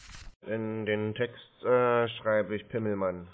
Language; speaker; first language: German; native; German